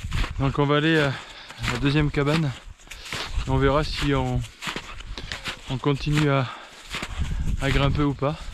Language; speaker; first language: French; native; French